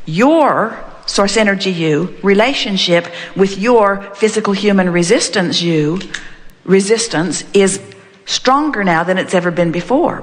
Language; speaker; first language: English; native; English